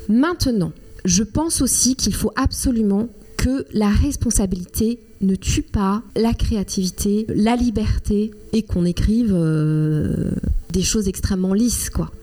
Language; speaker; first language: French; non-native, local second language; Kinyarwanda